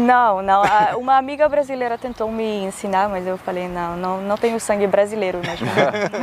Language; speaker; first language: Portuguese; non-native, fluent; Macedonian